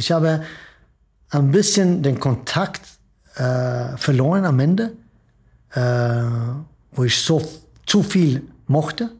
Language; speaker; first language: German; non-native, fluent; Swedish